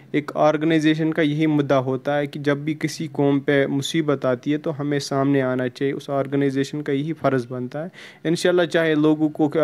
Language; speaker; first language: Hindi; non-native, local second language; Kashmiri